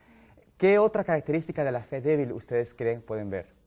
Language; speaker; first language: Spanish; native; Spanish